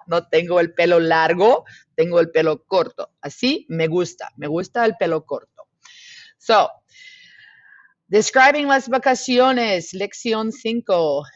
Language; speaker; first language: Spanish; non-native, fluent; English